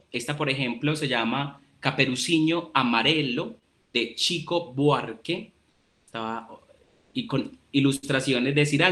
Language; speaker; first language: Spanish; native; Spanish